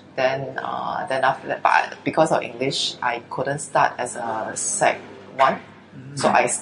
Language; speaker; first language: English; early bilingual, other home language; Chinese